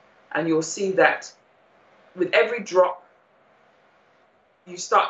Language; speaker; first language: English; native; English